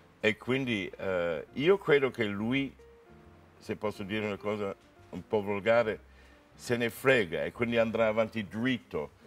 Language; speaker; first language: Italian; non-native, fluent; English